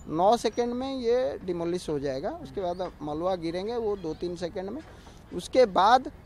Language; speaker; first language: Hindi; non-native, local second language; Odia